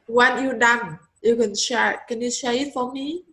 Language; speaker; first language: English; non-native, learner; Vietnamese